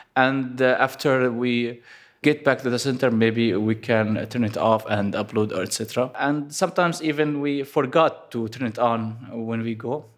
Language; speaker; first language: English; non-native, fluent; Arabic